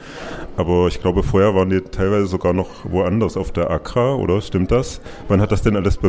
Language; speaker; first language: German; native; German